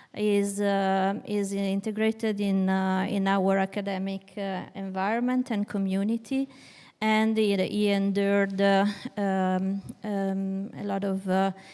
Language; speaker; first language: English; non-native, fluent; Italian